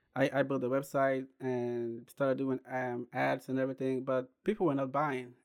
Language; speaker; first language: English; non-native, local second language; Akan